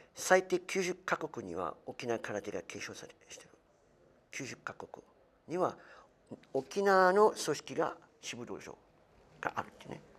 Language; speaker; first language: Japanese; non-native, fluent; French